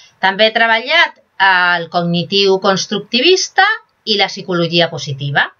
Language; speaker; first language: Catalan; non-native, local second language; Spanish